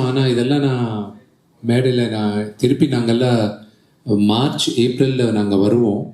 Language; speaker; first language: Tamil; early bilingual, heritage; Telugu